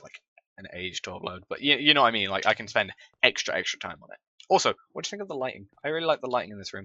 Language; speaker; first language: English; native; English